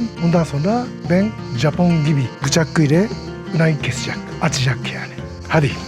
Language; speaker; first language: Turkish; non-native, learner; Japanese